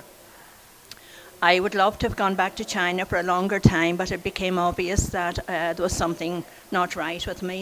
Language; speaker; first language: English; native; English